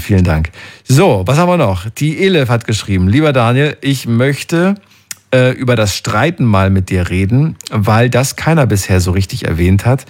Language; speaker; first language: German; native; German